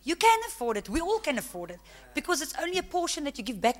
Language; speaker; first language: English; non-native, local second language; Afrikaans